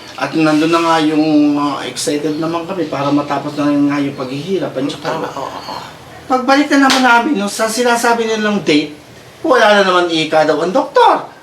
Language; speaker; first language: Filipino; native; Filipino